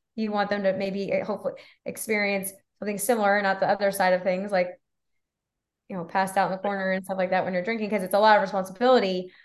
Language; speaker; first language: English; native; English